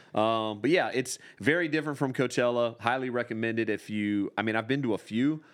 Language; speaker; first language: English; native; English